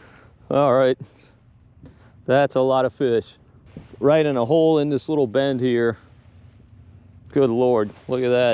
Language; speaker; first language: English; native; English